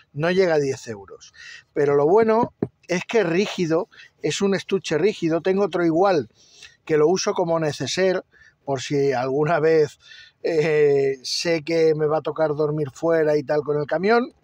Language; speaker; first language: Spanish; native; Spanish